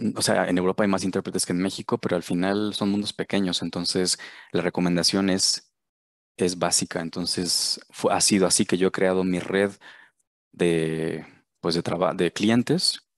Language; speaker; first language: Spanish; native; Spanish